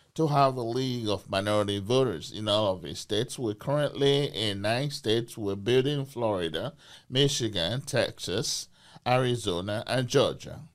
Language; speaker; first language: English; non-native, local second language; Bini